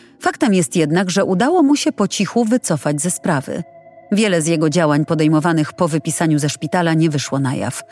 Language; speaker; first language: Polish; native; Polish